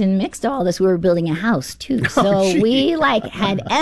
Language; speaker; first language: English; native; English